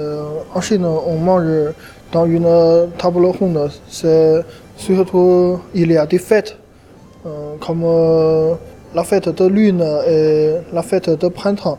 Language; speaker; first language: French; non-native, learner; Chinese